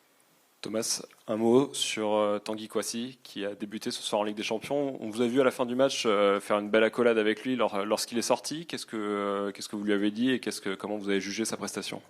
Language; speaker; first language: French; native; French